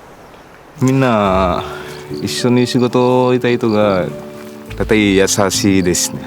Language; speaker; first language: Japanese; non-native, fluent; Indonesian